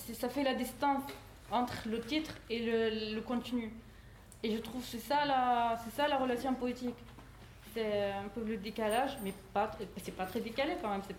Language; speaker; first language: French; non-native, fluent; Arabic